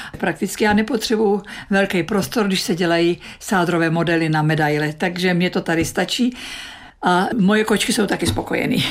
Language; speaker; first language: Czech; native; Czech